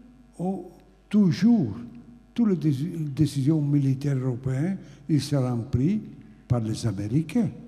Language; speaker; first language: French; non-native, fluent; Italian